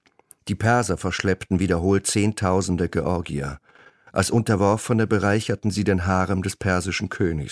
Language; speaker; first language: German; native; German